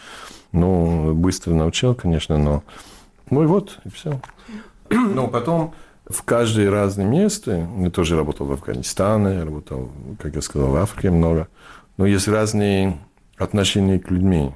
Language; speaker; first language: Russian; non-native, fluent; English